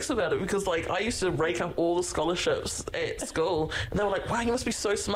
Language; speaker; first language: English; native; English